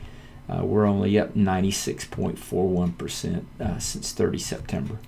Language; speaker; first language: English; native; English